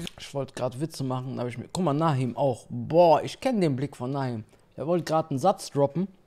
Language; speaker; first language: German; native; German